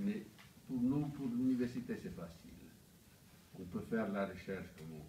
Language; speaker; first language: French; non-native, fluent; Italian